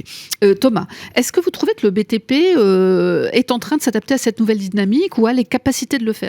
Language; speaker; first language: French; native; French